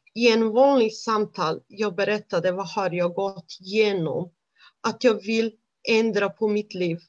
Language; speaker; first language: Swedish; non-native, fluent; Romany